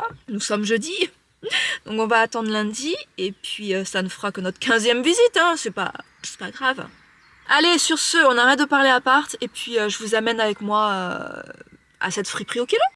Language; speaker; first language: French; native; French